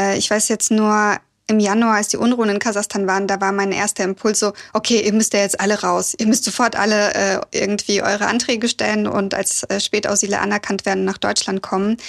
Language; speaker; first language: German; early bilingual, other home language; Russian